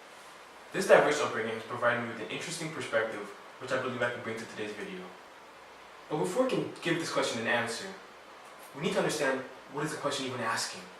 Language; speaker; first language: English; early bilingual, other home language; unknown